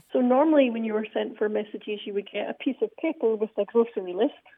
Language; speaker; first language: English; native; English